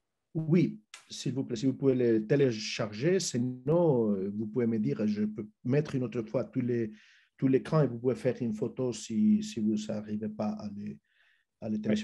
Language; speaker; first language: French; non-native, fluent; Spanish